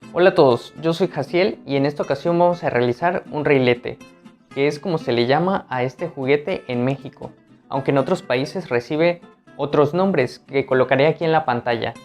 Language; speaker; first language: Spanish; native; Spanish